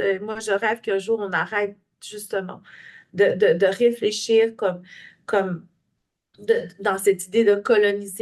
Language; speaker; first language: French; native; French